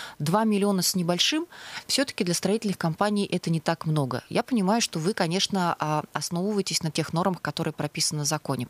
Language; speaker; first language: Russian; native; Russian